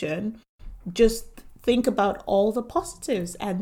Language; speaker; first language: English; non-native, local second language; Yoruba